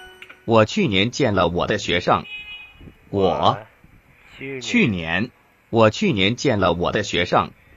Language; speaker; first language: Chinese; non-native, learner; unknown